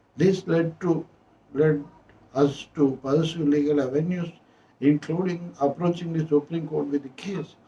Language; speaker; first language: English; non-native, local second language; Telugu